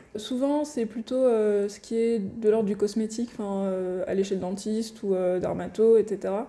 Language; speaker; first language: French; non-native, local second language; Arabic